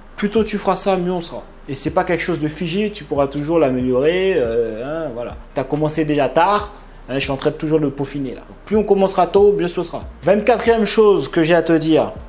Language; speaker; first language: French; native; French